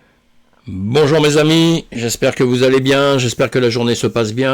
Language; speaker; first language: French; native; French